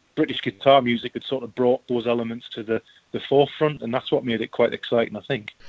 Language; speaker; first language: English; native; English